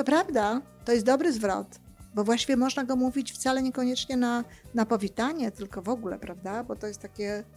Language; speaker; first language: Polish; native; Polish